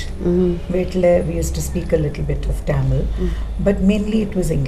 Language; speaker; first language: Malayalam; non-native, local second language; English